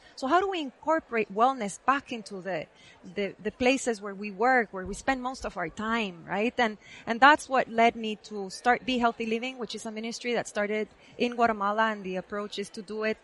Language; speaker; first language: English; non-native, fluent; Spanish